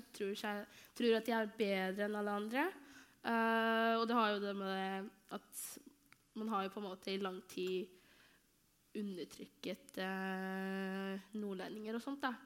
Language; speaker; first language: Norwegian; early bilingual, other home language; Somali